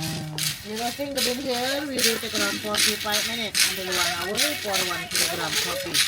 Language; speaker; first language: English; non-native, learner; Indonesian